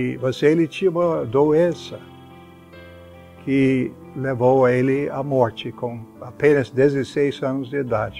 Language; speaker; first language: Portuguese; non-native, fluent; English